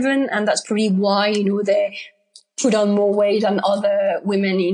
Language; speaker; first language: English; non-native, fluent; French